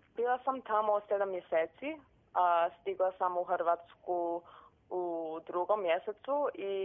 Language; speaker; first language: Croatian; early bilingual, heritage; Croatian